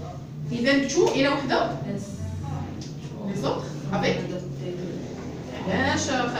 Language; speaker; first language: French; non-native, local second language; Arabic